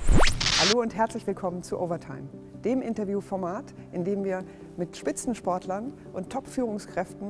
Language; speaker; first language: German; native; German